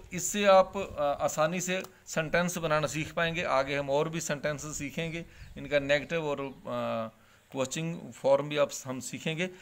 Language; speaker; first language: Hindi; non-native, local second language; Punjabi